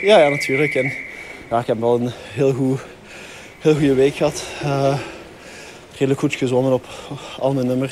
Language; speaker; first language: Dutch; non-native, local second language; French